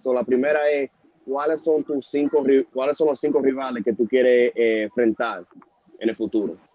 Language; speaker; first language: Spanish; early bilingual, heritage; Spanish